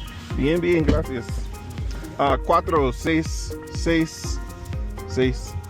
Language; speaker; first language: Spanish; non-native, learner; English